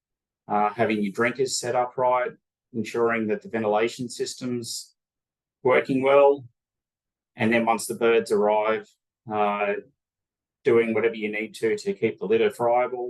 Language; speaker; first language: English; native; English